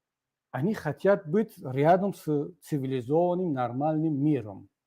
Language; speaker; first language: Russian; non-native, local second language; Tajik